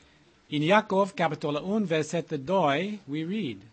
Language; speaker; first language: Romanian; non-native, learner; English